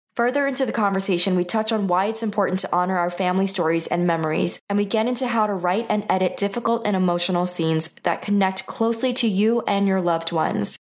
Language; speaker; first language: English; native; English